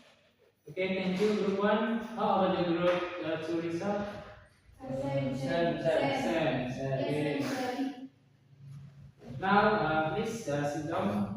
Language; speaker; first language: English; non-native, learner; Indonesian